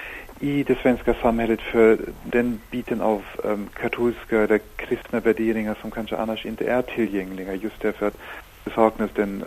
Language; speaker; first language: Swedish; non-native, fluent; German